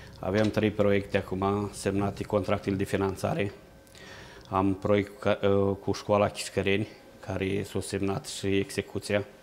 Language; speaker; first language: Romanian; native; Romanian